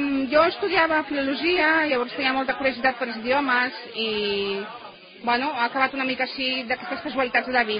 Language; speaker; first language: Catalan; non-native, fluent; Polish